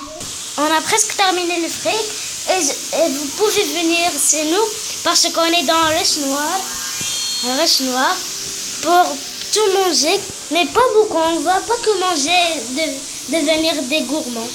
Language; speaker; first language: French; non-native, learner; Arabic